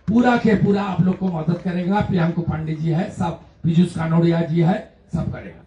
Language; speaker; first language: Hindi; non-native, local second language; Bangla